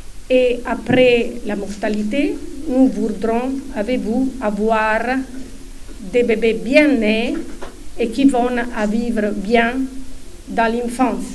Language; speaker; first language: French; non-native, fluent; Italian